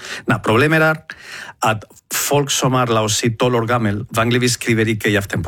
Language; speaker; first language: Norwegian; non-native, fluent; Spanish